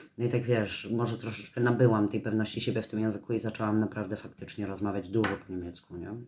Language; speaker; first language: Polish; native; Polish